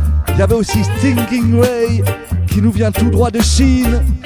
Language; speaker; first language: French; native; French